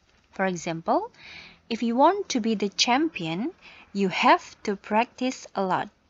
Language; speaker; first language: English; non-native, fluent; Indonesian